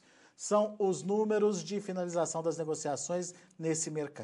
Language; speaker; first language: Portuguese; native; Portuguese